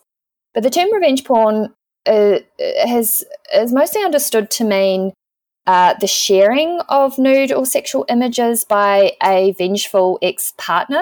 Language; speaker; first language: English; native; English